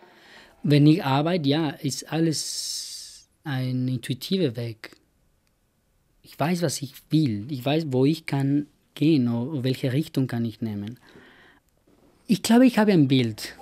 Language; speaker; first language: German; non-native, fluent; Spanish